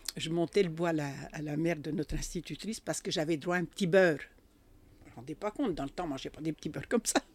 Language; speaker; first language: French; native; French